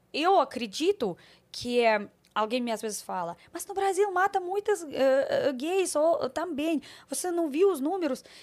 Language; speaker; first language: Portuguese; non-native, fluent; Russian